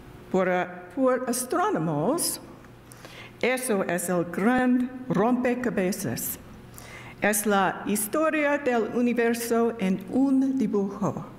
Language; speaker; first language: Spanish; non-native, learner; English